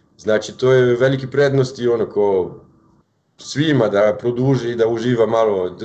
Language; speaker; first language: Croatian; non-native, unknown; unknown